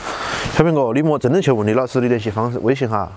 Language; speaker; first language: Chinese; native; Chinese